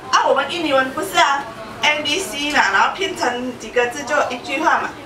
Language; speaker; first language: Chinese; non-native, fluent; Hakka Chinese